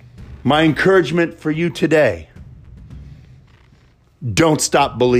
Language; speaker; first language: English; native; English